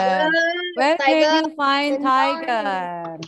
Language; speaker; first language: English; non-native, fluent; Indonesian